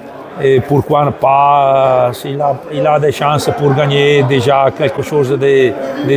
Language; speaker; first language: French; non-native, learner; Italian